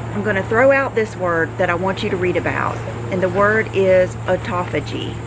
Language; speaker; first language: English; native; English